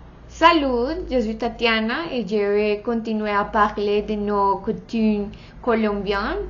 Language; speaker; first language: French; non-native, learner; Spanish